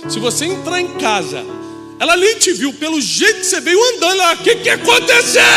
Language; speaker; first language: Portuguese; native; Portuguese